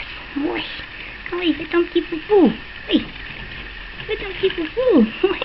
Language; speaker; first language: French; native; French